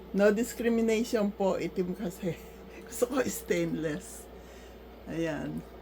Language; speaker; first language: Filipino; non-native, local second language; Pampanga